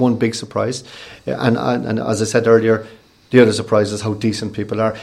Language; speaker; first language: English; native; English